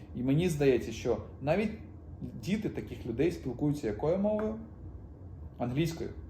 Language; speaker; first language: Ukrainian; non-native, local second language; Russian